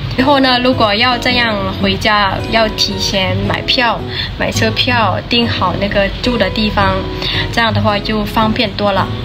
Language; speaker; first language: Chinese; non-native, fluent; Lao